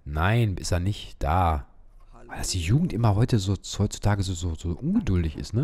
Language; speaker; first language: German; native; German